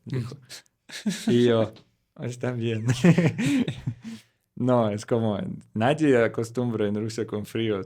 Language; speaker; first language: Spanish; non-native, learner; Russian